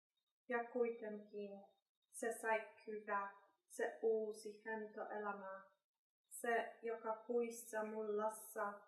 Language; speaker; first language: Finnish; non-native, learner; Polish